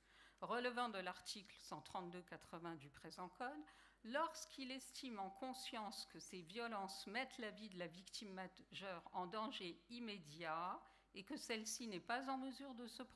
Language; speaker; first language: French; native; French